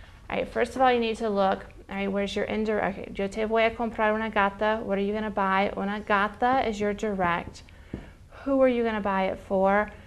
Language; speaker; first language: English; native; English